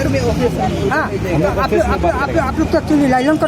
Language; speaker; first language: Hindi; non-native, local second language; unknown